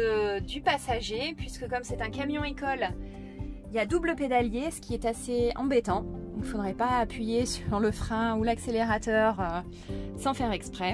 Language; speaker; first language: French; native; French